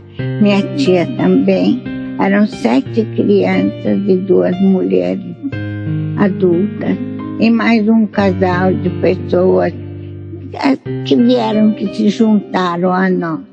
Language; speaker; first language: Portuguese; non-native, fluent; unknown